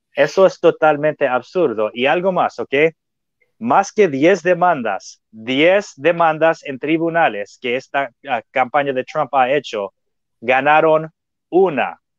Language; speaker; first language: Spanish; non-native, fluent; English